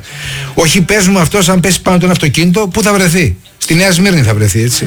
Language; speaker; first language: Greek; native; Greek